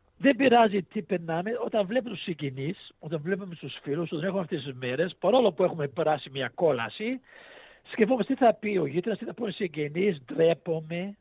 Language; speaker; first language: Greek; early bilingual, heritage; Greek